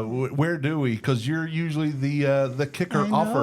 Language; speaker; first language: English; native; English